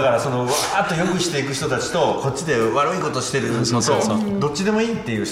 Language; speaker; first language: Japanese; native; Japanese